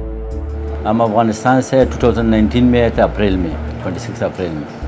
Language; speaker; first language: Hindi; non-native, learner; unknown